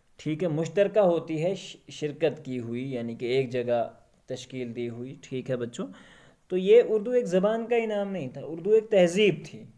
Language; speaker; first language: Urdu; non-native, local second language; Kashmiri